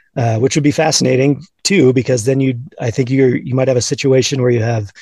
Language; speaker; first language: English; native; English